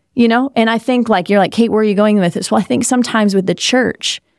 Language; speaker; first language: English; native; English